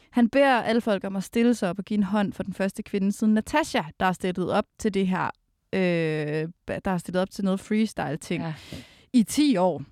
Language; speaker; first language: Danish; native; Danish